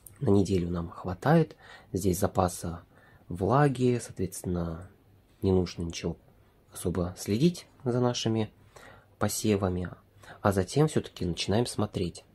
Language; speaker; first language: Russian; native; Russian